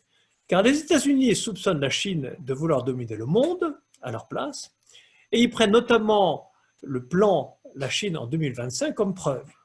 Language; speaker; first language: French; native; French